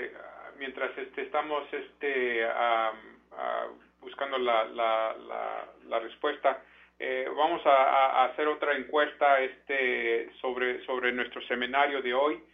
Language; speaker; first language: Spanish; early bilingual, heritage; Spanish